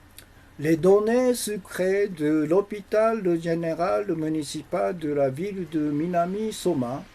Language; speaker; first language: French; non-native, learner; Japanese